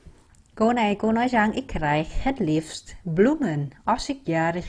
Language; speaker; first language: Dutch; non-native, fluent; Vietnamese